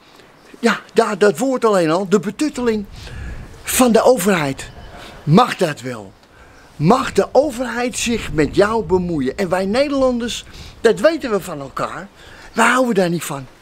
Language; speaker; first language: Dutch; native; Dutch